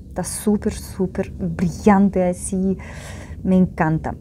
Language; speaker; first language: Spanish; non-native, fluent; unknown